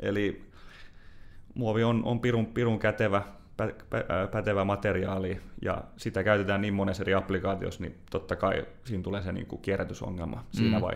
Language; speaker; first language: Finnish; native; Finnish